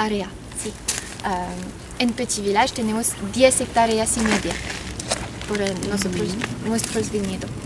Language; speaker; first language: Spanish; non-native, fluent; French